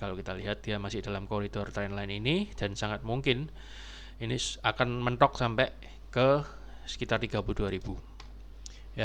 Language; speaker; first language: Indonesian; native; Indonesian